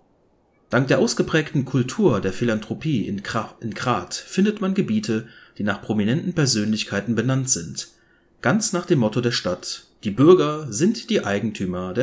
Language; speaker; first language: German; native; German